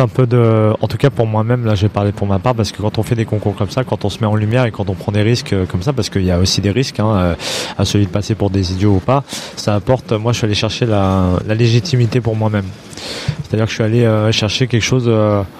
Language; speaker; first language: French; native; French